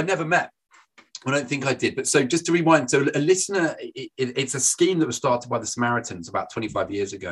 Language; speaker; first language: English; native; English